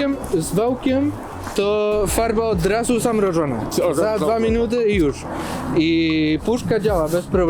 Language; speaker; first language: Polish; non-native, learner; Spanish